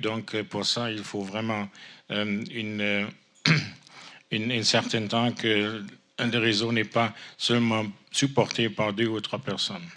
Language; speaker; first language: French; non-native, fluent; German